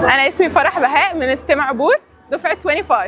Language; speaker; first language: Arabic; native; Arabic